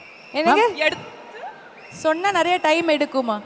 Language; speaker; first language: Tamil; native; Tamil